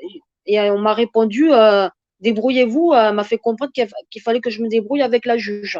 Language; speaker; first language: French; native; French